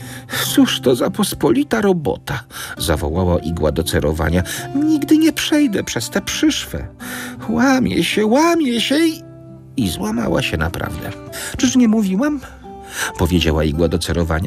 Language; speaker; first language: Polish; native; Polish